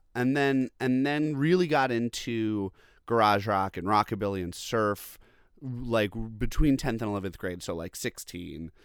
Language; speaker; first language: English; native; English